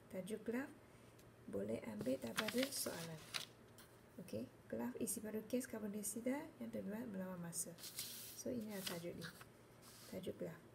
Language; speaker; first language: Malay; non-native, local second language; Chinese